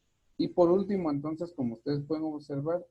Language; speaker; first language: Spanish; native; Spanish